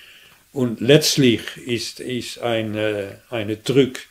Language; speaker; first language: German; non-native, fluent; Dutch